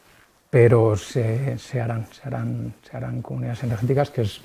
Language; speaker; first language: Spanish; native; Spanish